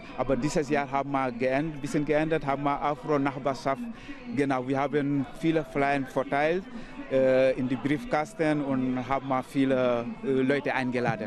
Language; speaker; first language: German; non-native, learner; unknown